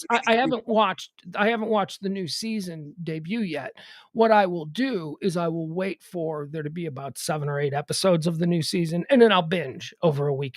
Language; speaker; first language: English; native; English